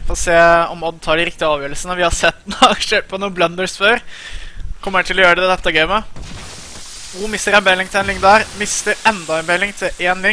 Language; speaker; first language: Norwegian; native; Norwegian